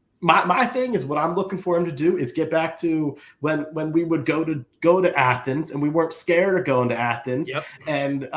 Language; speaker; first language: English; native; English